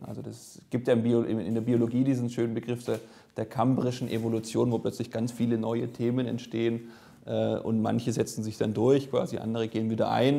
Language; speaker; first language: German; native; German